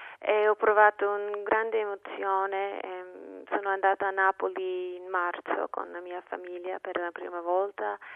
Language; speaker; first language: Italian; non-native, fluent; English